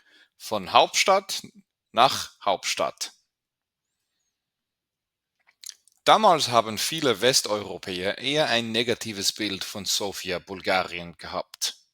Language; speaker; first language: German; non-native, fluent; English